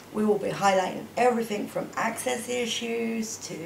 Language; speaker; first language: English; native; English